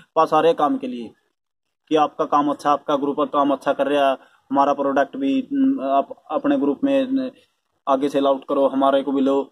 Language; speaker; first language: Hindi; native; Hindi